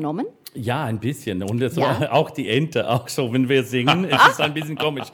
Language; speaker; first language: German; non-native, fluent; English